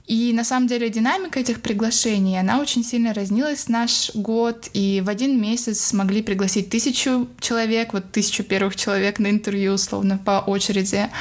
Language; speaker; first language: Russian; native; Russian